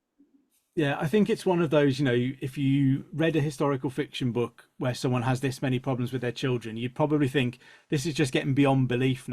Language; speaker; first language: English; native; English